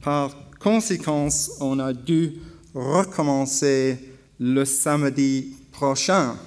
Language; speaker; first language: French; non-native, learner; English